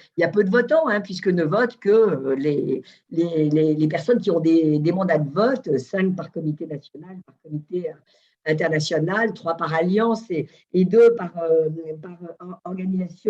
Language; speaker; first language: French; native; French